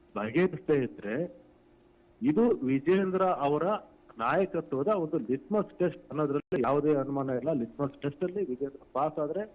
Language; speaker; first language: Kannada; native; Kannada